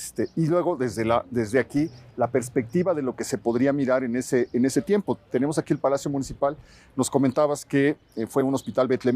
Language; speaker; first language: Spanish; native; Spanish